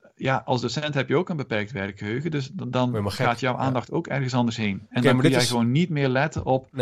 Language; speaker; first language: Dutch; native; Dutch